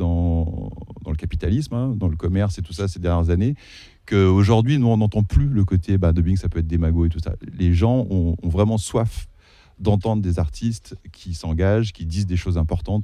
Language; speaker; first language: French; early bilingual, other home language; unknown